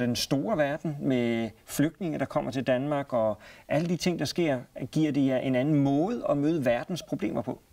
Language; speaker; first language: Danish; native; Danish